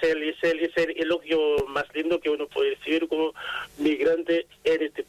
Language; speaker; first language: Spanish; non-native, fluent; Haitian Creole